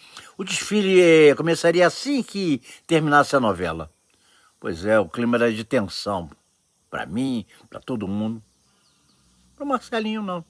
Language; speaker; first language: Portuguese; native; Portuguese